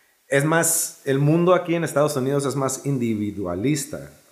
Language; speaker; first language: Spanish; early bilingual, heritage; Spanish